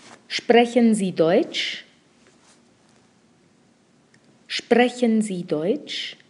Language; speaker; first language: German; non-native, fluent; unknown